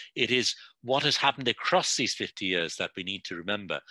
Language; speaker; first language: English; non-native, local second language; Bangla